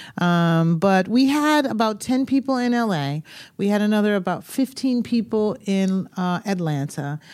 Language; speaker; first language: English; native; English